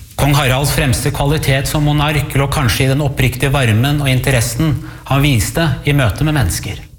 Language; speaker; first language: Norwegian; early bilingual, other home language; Persian